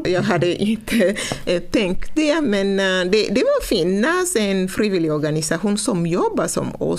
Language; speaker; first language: Swedish; non-native, fluent; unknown